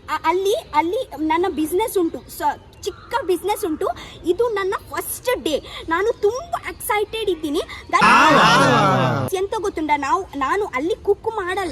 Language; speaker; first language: Kannada; non-native, local second language; Tulu